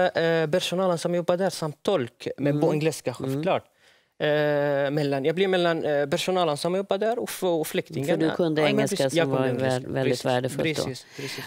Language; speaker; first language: Swedish; non-native, fluent; Arabic